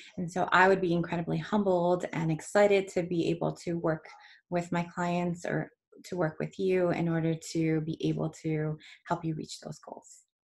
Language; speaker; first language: English; early bilingual, other home language; Spanish